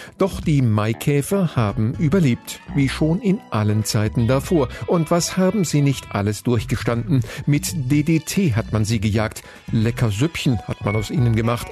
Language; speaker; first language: German; native; German